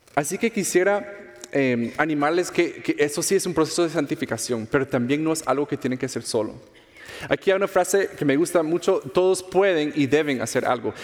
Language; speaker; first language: Spanish; non-native, fluent; English